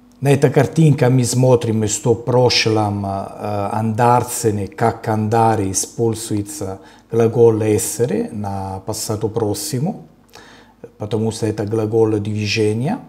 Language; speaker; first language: Russian; non-native, learner; Italian